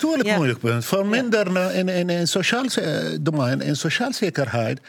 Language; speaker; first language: Dutch; non-native, learner; Arabic